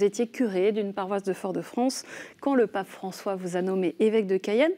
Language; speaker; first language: French; native; French